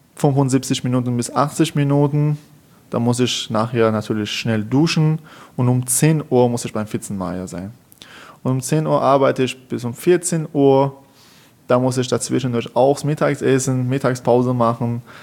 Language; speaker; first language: German; non-native, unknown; Persian